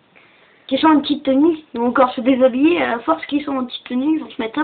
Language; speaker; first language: French; native; French